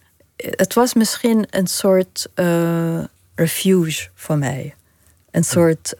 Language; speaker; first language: Dutch; non-native, fluent; Arabic